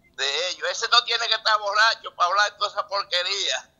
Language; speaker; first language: Spanish; native; Spanish